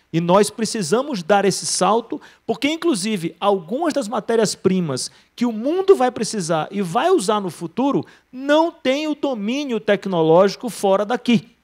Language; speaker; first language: Portuguese; native; Portuguese